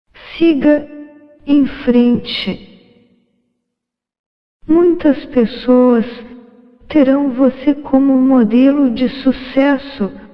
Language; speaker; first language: Portuguese; native; Portuguese